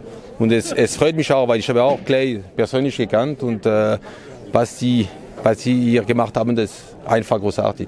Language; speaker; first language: German; non-native, local second language; Italian